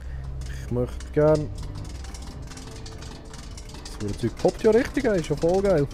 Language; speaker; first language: German; native; German